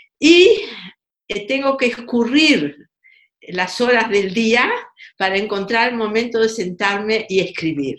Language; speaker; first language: Spanish; native; Spanish